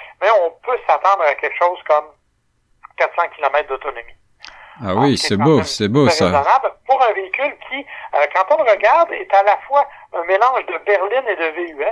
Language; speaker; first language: French; native; French